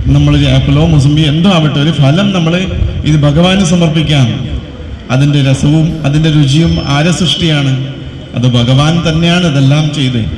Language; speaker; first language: Malayalam; non-native, local second language; Kannada